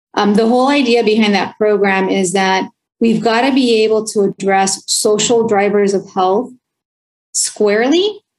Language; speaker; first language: English; early bilingual, other home language; Spanish